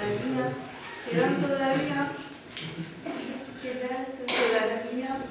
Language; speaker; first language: Spanish; non-native, fluent; French